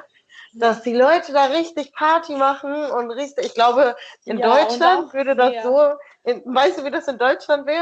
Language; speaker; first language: German; native; German